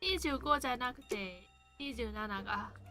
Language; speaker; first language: Japanese; non-native, learner; Chinese